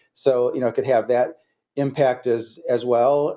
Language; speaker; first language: English; native; English